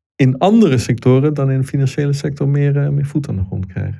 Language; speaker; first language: Dutch; non-native, fluent; Italian